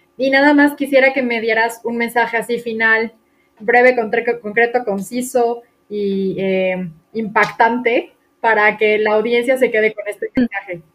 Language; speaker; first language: Spanish; native; Spanish